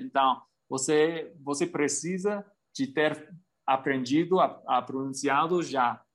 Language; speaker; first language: Portuguese; non-native, fluent; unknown